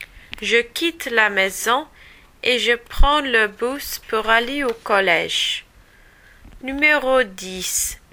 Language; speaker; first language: French; non-native, learner; English